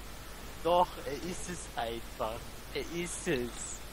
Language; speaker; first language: German; native; German